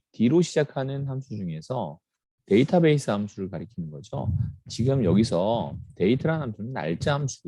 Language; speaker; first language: Korean; native; Korean